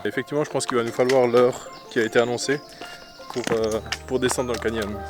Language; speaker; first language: French; native; French